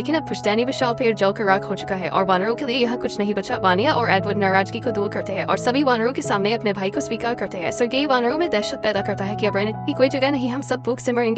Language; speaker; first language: Hindi; native; Hindi